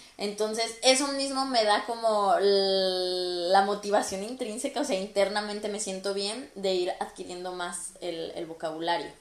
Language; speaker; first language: Spanish; native; Spanish